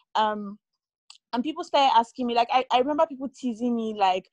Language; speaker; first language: English; non-native, local second language; Yoruba